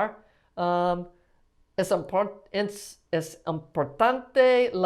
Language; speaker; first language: Spanish; non-native, learner; English